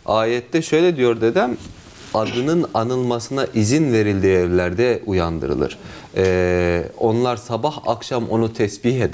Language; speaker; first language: Turkish; native; Turkish